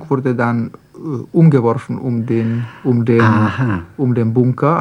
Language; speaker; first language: German; non-native, fluent; Slovak